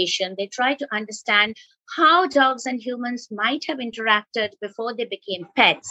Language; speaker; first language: English; non-native, local second language; Bangla